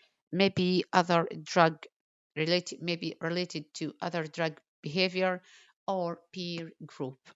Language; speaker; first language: English; non-native, fluent; Arabic